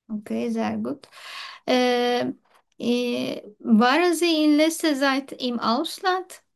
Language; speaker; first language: German; non-native, learner; Turkish